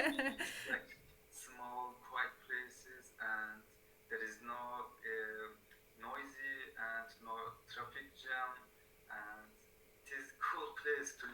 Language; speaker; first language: English; non-native, learner; Turkish